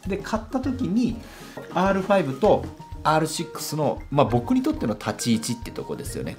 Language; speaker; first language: Japanese; native; Japanese